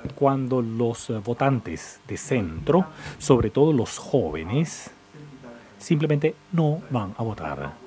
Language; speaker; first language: Spanish; non-native, fluent; English